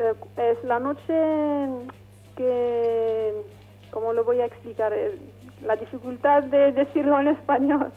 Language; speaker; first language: Spanish; non-native, fluent; Arabic